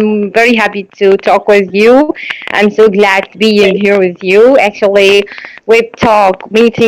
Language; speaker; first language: English; non-native, learner; Arabic